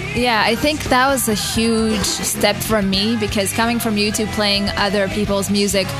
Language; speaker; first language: English; non-native, fluent; Hebrew